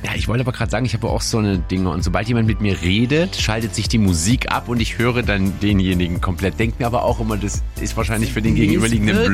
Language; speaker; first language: German; native; German